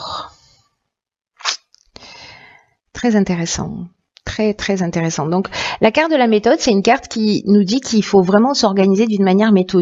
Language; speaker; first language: French; native; French